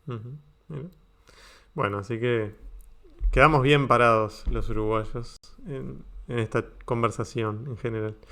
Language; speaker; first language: Spanish; native; Spanish